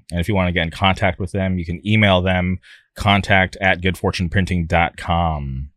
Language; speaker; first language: English; native; English